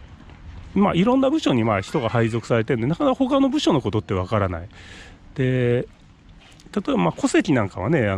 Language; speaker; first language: Japanese; native; Japanese